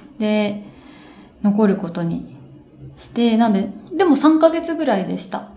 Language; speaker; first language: Japanese; early bilingual, heritage; Japanese